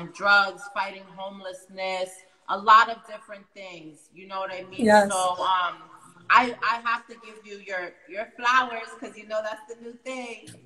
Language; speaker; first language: English; native; English